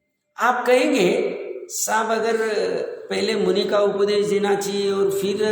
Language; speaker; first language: Hindi; native; Hindi